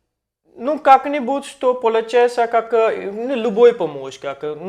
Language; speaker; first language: Russian; non-native, learner; Hindi